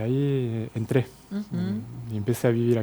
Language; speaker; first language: Spanish; non-native, fluent; French